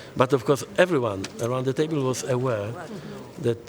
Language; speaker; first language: English; non-native, fluent; Polish